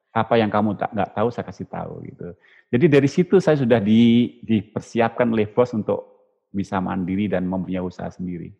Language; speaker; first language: Indonesian; native; Indonesian